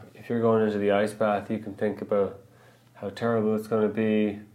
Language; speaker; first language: English; native; English